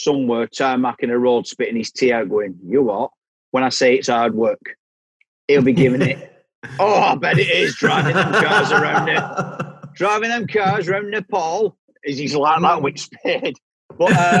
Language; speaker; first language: English; native; English